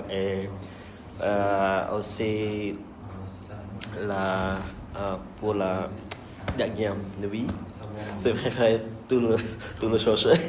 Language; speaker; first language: French; non-native, learner; Vietnamese